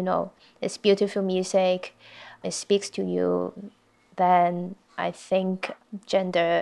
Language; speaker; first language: English; non-native, local second language; Cantonese